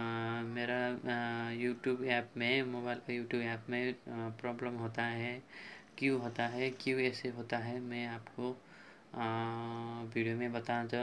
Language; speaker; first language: Hindi; non-native, learner; Nepali